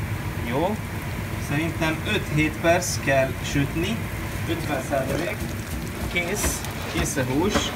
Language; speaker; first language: Hungarian; non-native, learner; Arabic